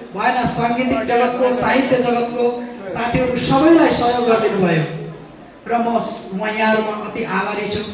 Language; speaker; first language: Nepali; native; Nepali